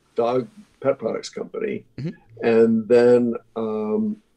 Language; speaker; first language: English; native; English